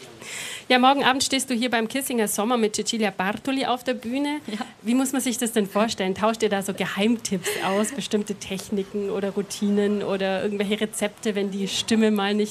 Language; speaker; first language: German; native; German